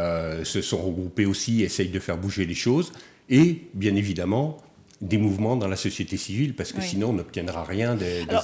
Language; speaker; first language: French; native; French